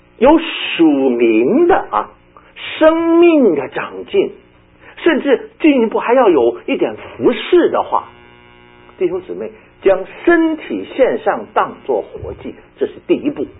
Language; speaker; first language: Chinese; native; Chinese